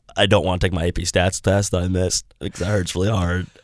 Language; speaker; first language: English; native; English